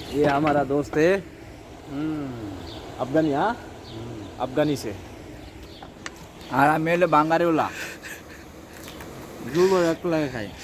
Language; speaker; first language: Hindi; non-native, learner; Bangla